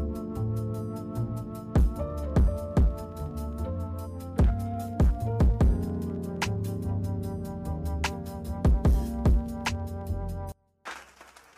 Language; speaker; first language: English; native; English